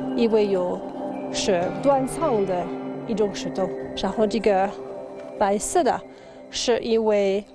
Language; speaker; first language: Chinese; non-native, learner; French